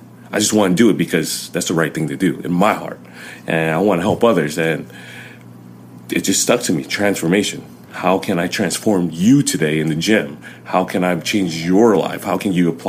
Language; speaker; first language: English; early bilingual, other home language; Vietnamese